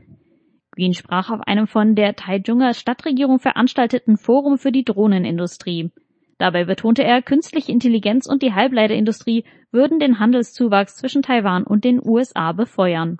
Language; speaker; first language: German; native; German